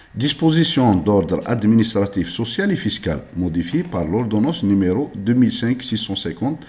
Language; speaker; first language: French; non-native, local second language; Arabic